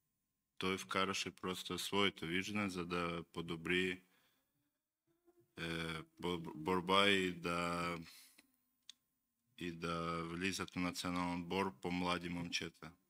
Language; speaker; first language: Bulgarian; non-native, learner; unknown